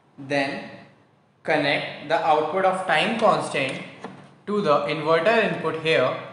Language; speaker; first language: English; non-native, local second language; Hindi